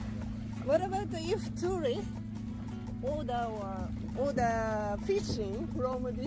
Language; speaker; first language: English; non-native, learner; Japanese